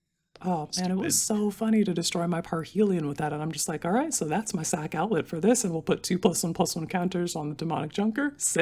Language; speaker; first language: English; native; English